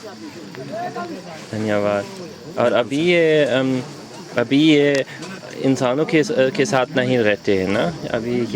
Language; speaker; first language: Hindi; non-native, learner; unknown